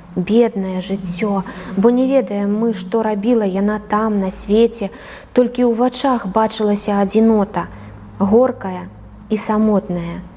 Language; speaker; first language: Belarusian; native; Belarusian